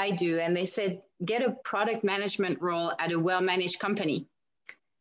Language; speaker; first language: English; non-native, fluent; French